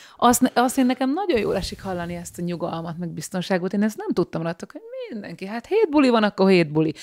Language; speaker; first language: Hungarian; native; Hungarian